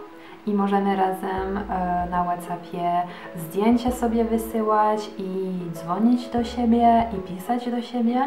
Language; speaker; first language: Polish; early bilingual, heritage; Polish